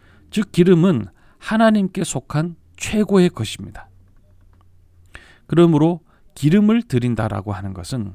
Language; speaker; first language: Korean; native; Korean